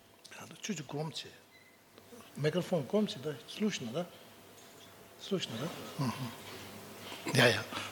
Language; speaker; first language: Russian; non-native, learner; Tibetan